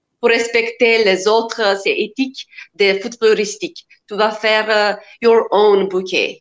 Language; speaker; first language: French; non-native, learner; Macedonian